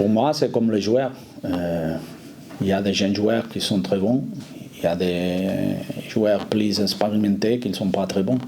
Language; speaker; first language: French; non-native, fluent; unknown